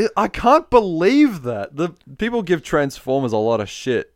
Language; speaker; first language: English; native; English